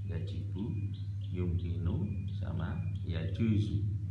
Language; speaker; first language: Arabic; non-native, fluent; Indonesian